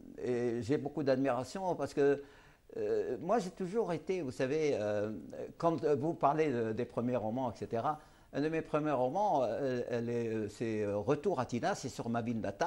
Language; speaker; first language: French; non-native, local second language; Arabic